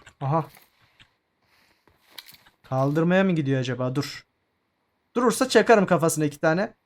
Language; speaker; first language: Turkish; native; Turkish